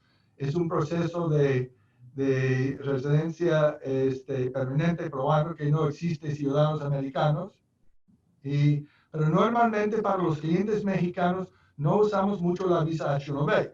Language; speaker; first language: Spanish; non-native, fluent; English